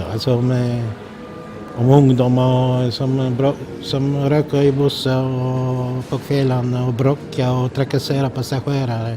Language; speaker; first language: Swedish; non-native, fluent; Polish